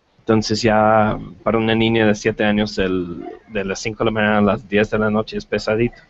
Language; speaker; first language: Spanish; non-native, fluent; English